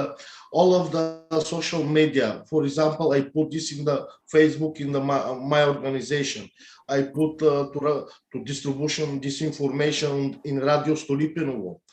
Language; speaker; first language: English; non-native, learner; Bulgarian